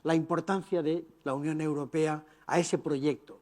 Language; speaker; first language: Spanish; native; Spanish